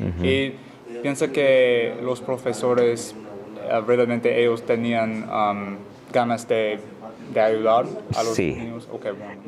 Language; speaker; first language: Spanish; non-native, learner; English